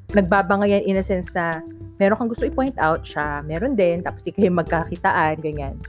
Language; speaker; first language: Filipino; non-native, local second language; Iloko